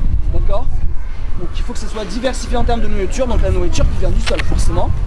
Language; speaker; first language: French; native; French